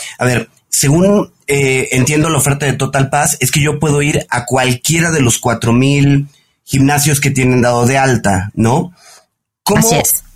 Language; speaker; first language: Spanish; native; Spanish